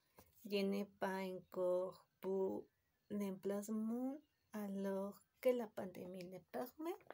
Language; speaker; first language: French; non-native, learner; Spanish